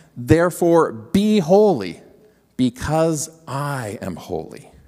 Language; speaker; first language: English; native; English